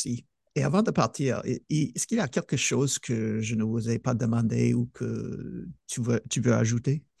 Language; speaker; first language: French; non-native, fluent; English